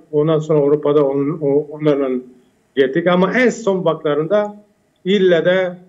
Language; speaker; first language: Turkish; early bilingual, heritage; Turkish